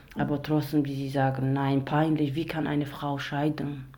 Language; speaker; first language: German; non-native, learner; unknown